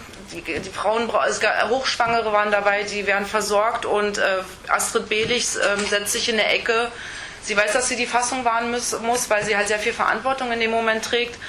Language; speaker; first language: German; native; German